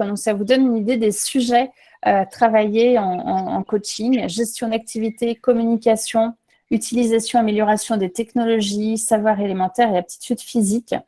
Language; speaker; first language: French; native; French